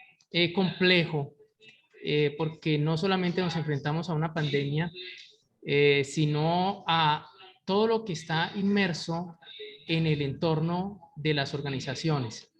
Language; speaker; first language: Spanish; native; Spanish